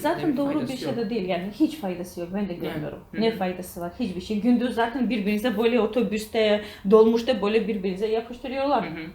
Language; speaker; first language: Turkish; non-native, learner; Georgian